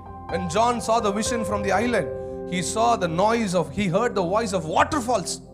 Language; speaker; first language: English; non-native, local second language; Tamil